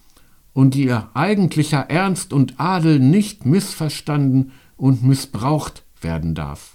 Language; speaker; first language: German; native; German